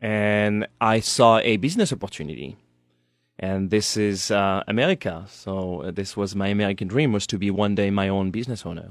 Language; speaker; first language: English; non-native, fluent; French